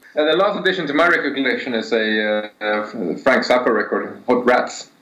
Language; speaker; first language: English; non-native, fluent; Swedish